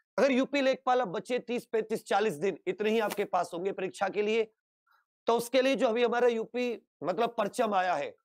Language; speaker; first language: Hindi; native; Hindi